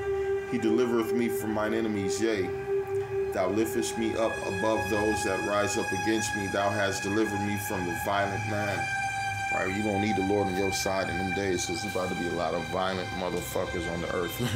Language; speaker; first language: English; native; English